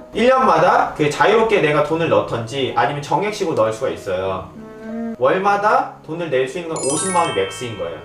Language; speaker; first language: Korean; native; Korean